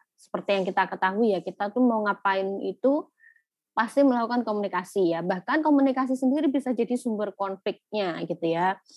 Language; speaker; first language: Indonesian; native; Indonesian